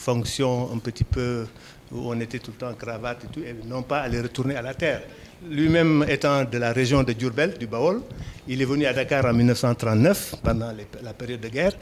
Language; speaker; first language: French; non-native, local second language; Wolof